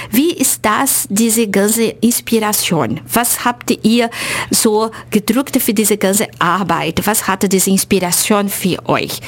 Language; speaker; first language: German; non-native, fluent; Portuguese